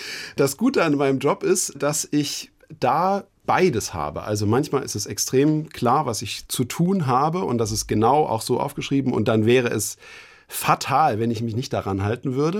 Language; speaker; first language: German; native; German